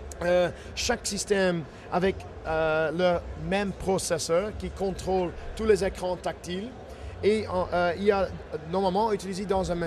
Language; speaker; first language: French; non-native, fluent; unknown